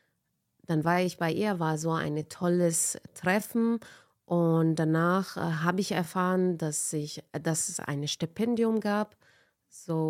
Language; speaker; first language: German; non-native, fluent; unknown